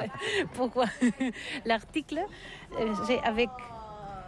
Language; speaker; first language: French; non-native, learner; Catalan